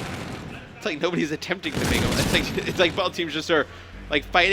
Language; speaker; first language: English; native; English